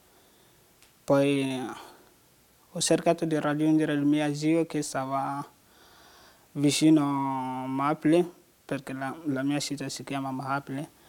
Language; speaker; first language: Italian; non-native, fluent; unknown